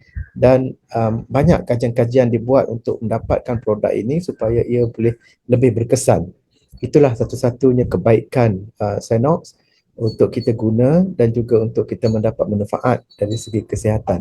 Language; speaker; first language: Malay; native; Malay